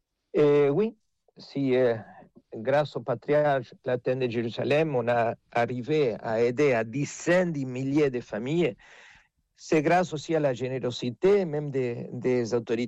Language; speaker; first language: French; non-native, fluent; Spanish